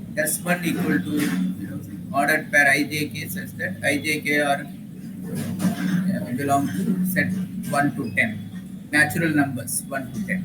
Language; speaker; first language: English; non-native, local second language; Tamil